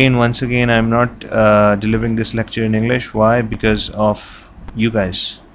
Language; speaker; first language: English; non-native, local second language; Urdu